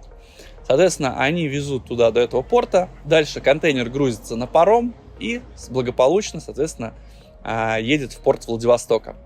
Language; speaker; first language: Russian; native; Russian